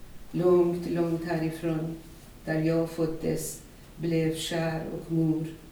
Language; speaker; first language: Swedish; non-native, fluent; Persian